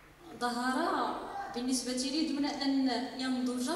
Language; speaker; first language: Arabic; native; Arabic